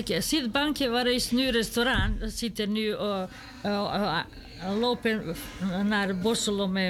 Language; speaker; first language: Dutch; non-native, learner; Serbian